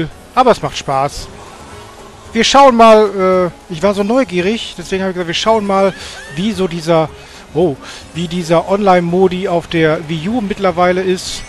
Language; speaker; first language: German; native; German